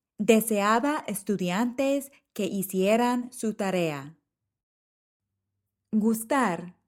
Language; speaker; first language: Spanish; non-native, fluent; English